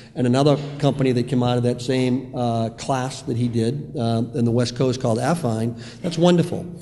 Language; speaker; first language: English; native; English